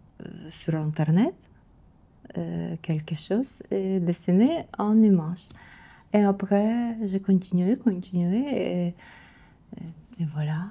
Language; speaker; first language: French; non-native, learner; Ukrainian